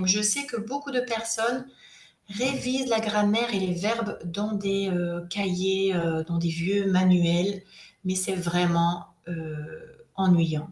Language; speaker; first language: French; native; French